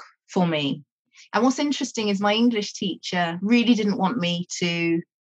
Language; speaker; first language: English; native; English